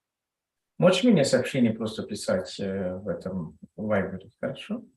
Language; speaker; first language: Russian; non-native, fluent; Telugu